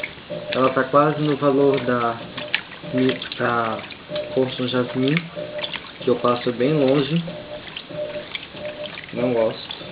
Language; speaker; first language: Portuguese; native; Portuguese